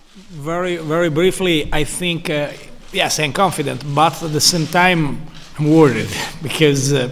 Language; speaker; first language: English; non-native, learner; Italian